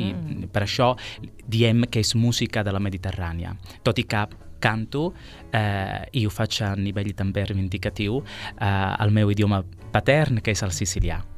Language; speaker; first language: Catalan; non-native, fluent; Sicilian